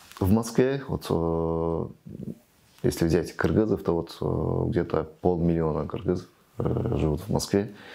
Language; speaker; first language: Russian; non-native, local second language; Kyrgyz